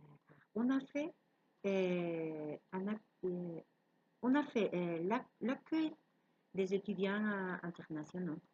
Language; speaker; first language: French; non-native, learner; Spanish